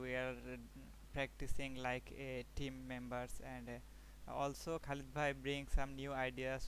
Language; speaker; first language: English; non-native, learner; Bangla